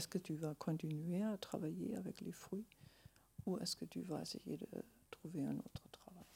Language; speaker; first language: French; non-native, fluent; German